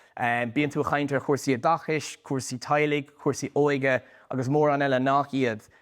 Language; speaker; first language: Irish; native; Irish